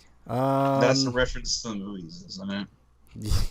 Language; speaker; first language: English; native; English